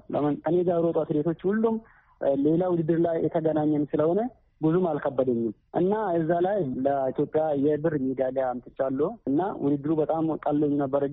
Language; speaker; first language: Amharic; native; Amharic